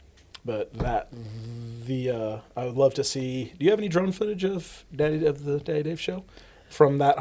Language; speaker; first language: English; native; English